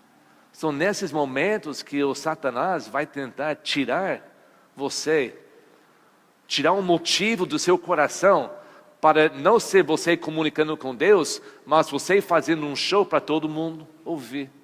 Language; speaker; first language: Portuguese; non-native, fluent; English